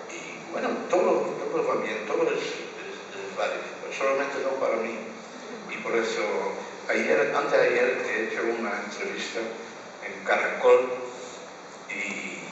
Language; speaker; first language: Spanish; non-native, fluent; Dutch